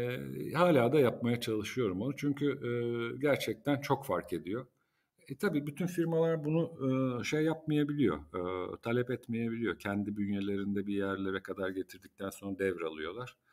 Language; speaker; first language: Turkish; native; Turkish